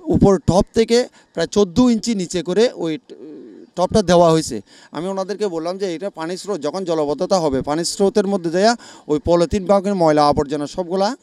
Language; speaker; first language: Bangla; native; Bangla